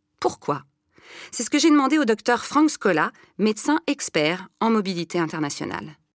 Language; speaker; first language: French; native; French